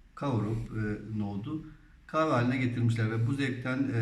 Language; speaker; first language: Turkish; native; Turkish